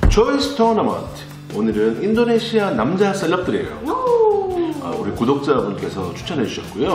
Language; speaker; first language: Korean; native; Korean